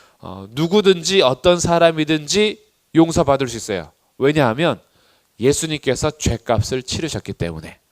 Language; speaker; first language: Korean; native; Korean